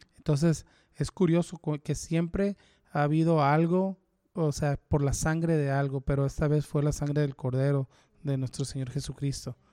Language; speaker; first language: Spanish; early bilingual, heritage; Spanish